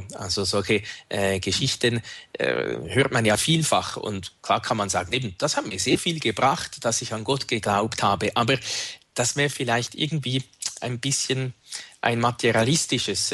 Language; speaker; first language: German; native; German